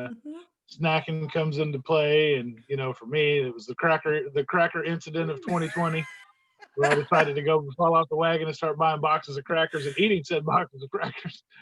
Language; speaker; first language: English; native; English